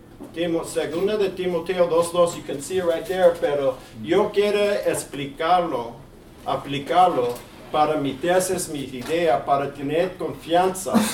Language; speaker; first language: Spanish; early bilingual, heritage; English